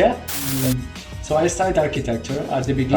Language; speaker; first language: English; non-native, fluent; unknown